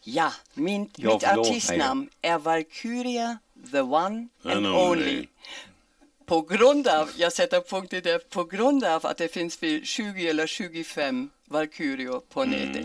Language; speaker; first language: Swedish; non-native, fluent; German